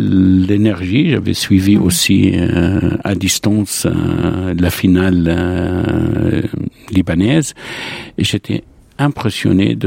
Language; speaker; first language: French; non-native, local second language; Arabic